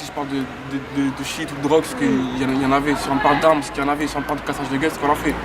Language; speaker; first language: French; native; French